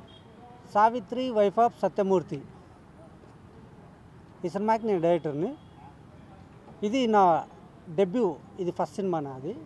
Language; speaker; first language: Telugu; native; Telugu